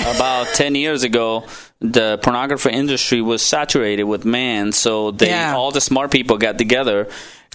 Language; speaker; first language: English; non-native, fluent; Spanish